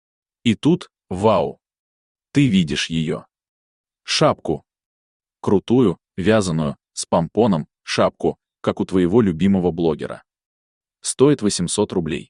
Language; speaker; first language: Russian; native; Russian